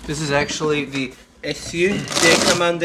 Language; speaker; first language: English; native; English